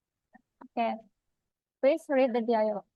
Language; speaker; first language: English; non-native, fluent; Indonesian